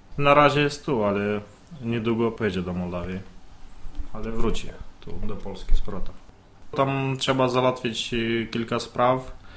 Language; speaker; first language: Polish; non-native, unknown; Romanian